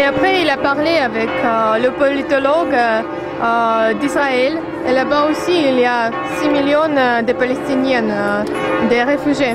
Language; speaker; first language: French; non-native, fluent; Russian